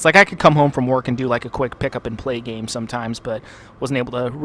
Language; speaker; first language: English; native; English